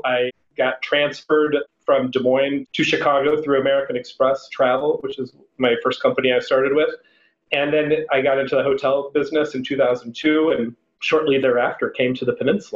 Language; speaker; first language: English; native; English